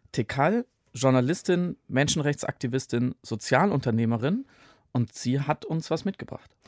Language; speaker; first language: German; native; German